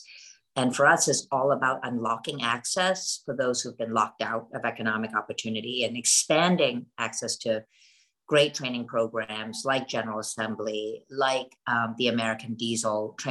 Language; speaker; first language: English; non-native, local second language; Cantonese